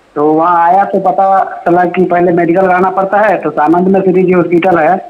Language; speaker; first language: Hindi; native; Hindi